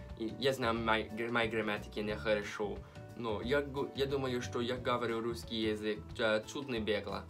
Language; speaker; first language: Russian; non-native, learner; English